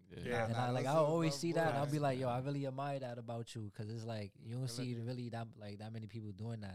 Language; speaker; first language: English; native; English